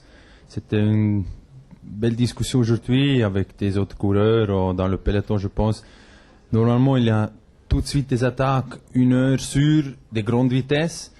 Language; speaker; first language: French; non-native, local second language; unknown